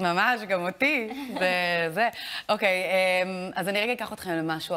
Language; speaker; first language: Hebrew; native; Hebrew